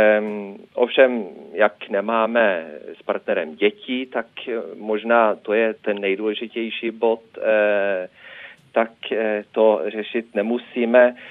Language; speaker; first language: Czech; non-native, fluent; Norwegian